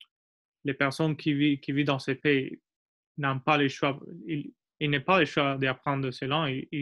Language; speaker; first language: French; non-native, learner; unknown